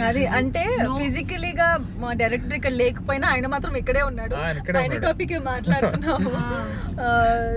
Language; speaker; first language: Telugu; native; Telugu